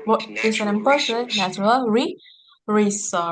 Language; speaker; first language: English; non-native, fluent; Indonesian